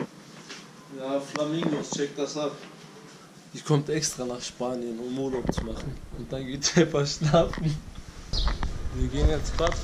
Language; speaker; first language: German; early bilingual, other home language; Turkish